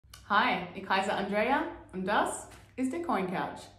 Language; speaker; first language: German; non-native, learner; English